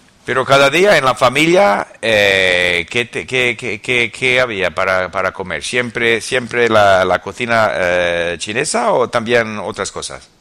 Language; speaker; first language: Spanish; non-native, fluent; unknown